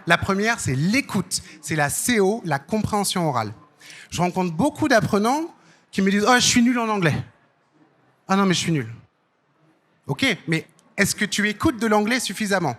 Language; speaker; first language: French; native; French